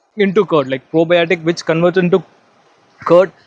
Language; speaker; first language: English; non-native, local second language; Tamil